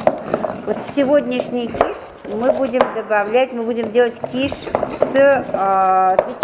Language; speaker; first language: Russian; native; Russian